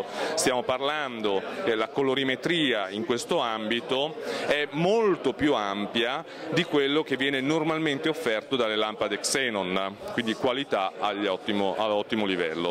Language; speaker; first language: Italian; native; Italian